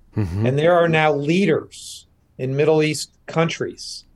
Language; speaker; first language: English; native; English